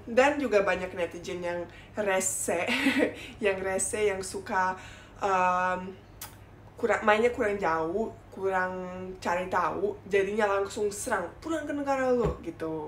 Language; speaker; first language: Indonesian; non-native, fluent; Bosnian